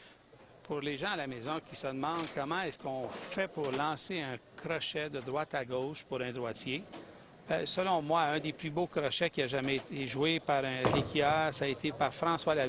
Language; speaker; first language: French; native; French